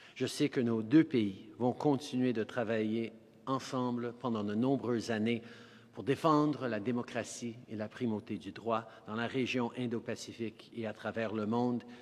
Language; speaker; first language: French; early bilingual, heritage; French